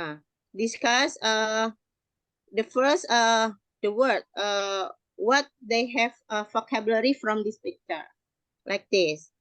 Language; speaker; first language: English; non-native, learner; Indonesian